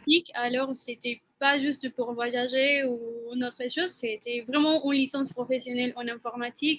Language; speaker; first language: French; non-native, fluent; Spanish